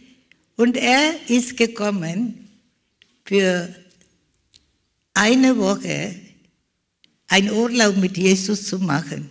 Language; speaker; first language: German; non-native, learner; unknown